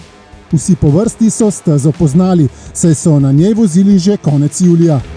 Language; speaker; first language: Slovenian; native; Slovenian